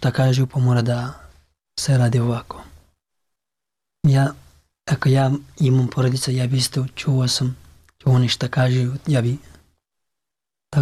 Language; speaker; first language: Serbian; non-native, learner; Pashto